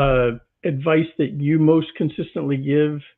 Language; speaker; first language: English; native; English